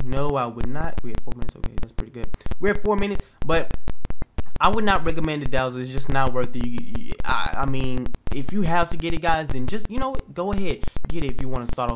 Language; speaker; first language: English; native; English